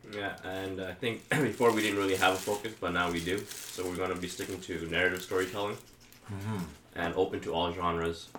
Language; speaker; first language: English; early bilingual, heritage; Swedish